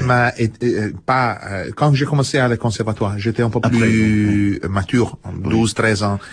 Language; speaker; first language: French; non-native, fluent; Italian